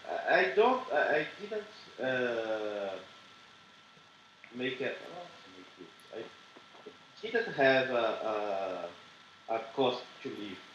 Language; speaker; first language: English; non-native, learner; Portuguese